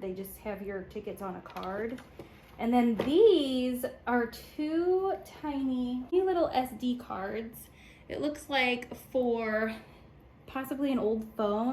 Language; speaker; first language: English; native; English